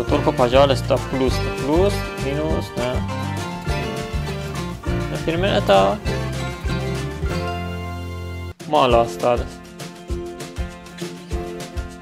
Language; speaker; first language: Russian; non-native, learner; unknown